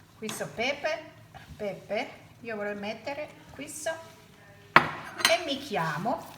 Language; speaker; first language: Italian; non-native, learner; Thai